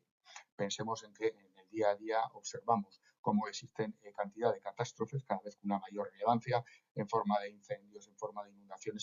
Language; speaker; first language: Spanish; native; Spanish